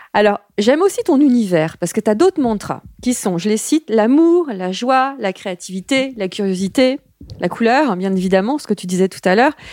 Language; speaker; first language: French; native; French